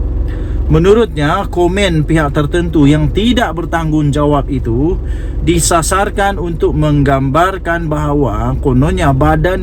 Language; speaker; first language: Malay; native; Malay